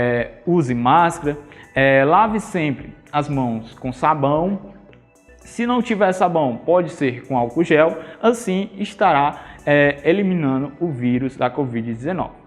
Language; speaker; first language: Portuguese; native; Portuguese